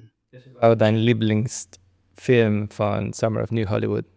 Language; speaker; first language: German; non-native, fluent; Spanish